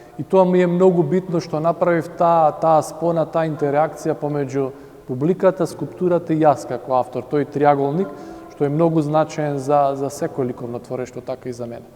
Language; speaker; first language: Macedonian; early bilingual, heritage; Macedonian